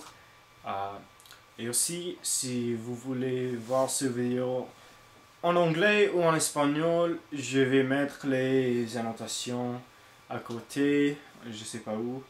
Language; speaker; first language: French; non-native, learner; English